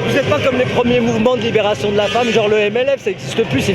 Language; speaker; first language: French; native; French